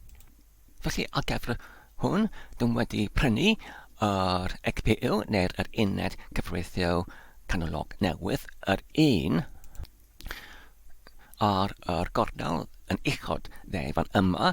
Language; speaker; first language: Welsh; non-native, learner; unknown